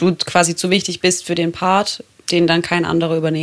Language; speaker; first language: German; native; German